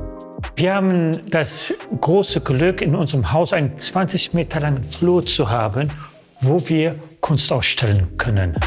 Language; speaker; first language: German; early bilingual, other home language; Polish